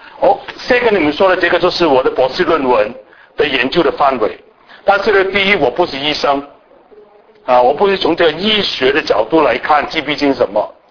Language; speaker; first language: Chinese; non-native, local second language; Cantonese